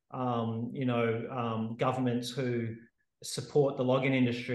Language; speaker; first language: English; native; English